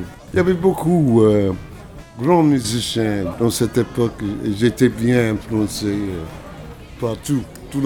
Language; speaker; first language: French; non-native, fluent; English